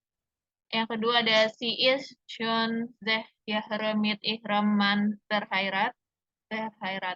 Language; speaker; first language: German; non-native, learner; Indonesian